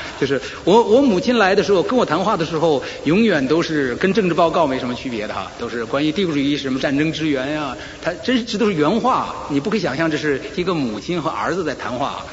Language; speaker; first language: Chinese; native; Chinese